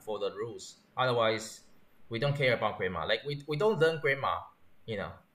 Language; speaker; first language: English; non-native, learner; Chinese